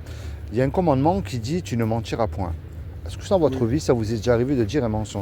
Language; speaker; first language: French; native; French